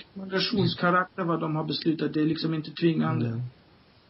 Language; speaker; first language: Swedish; non-native, fluent; German